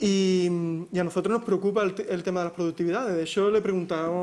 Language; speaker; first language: Spanish; native; Spanish